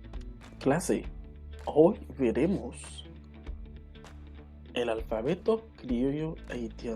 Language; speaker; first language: Spanish; non-native, local second language; Haitian Creole